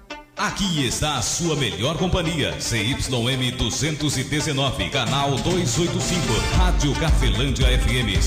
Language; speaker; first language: Portuguese; native; Portuguese